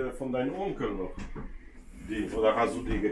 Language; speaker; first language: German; non-native, fluent; Polish